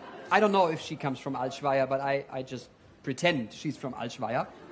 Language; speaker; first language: English; non-native, fluent; German